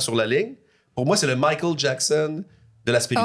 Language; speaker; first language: French; native; French